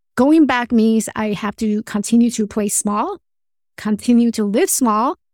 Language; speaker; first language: English; non-native, fluent; Chinese